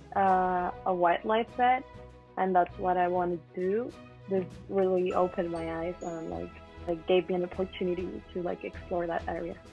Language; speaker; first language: English; non-native, fluent; Spanish